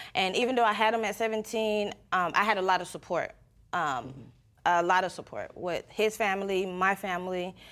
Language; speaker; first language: English; non-native, fluent; Spanish